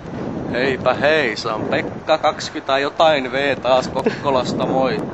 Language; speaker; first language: Finnish; native; Finnish